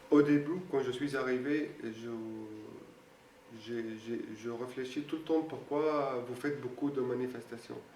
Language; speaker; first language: French; non-native, fluent; Arabic